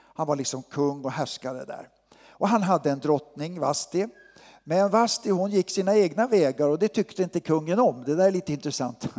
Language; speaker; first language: Swedish; native; Swedish